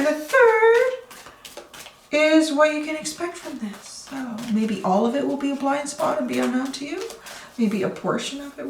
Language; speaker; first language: English; native; English